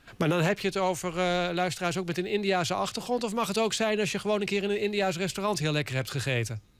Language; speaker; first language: Dutch; native; Dutch